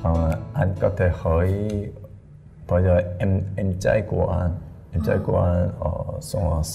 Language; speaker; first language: Vietnamese; non-native, learner; Korean